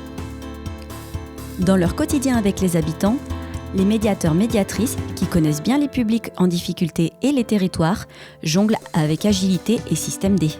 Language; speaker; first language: French; native; French